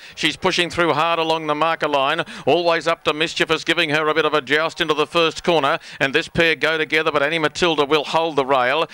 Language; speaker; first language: English; native; English